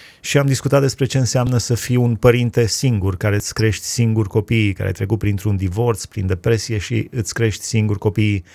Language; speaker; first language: Romanian; native; Romanian